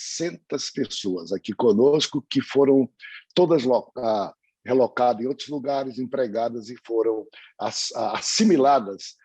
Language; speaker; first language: Portuguese; native; Portuguese